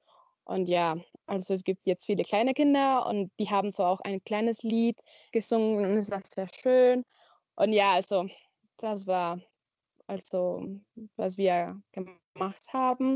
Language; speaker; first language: German; non-native, learner; Spanish